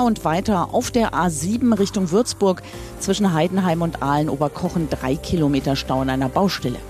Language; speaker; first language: German; native; German